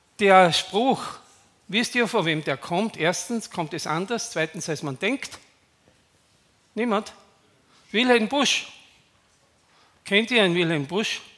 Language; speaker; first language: German; native; German